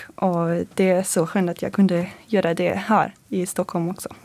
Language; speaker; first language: Swedish; non-native, fluent; French